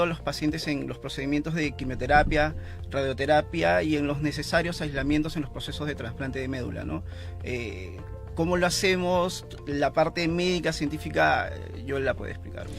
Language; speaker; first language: Spanish; native; Spanish